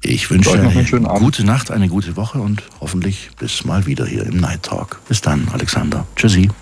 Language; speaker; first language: German; native; German